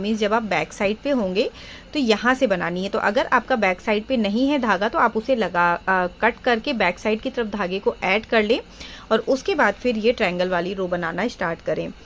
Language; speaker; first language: Hindi; native; Hindi